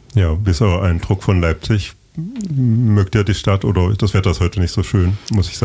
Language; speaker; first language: German; native; German